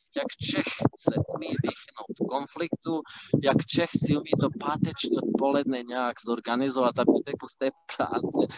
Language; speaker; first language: Czech; non-native, fluent; Bosnian